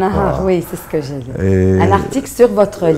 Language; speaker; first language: French; non-native, local second language; Arabic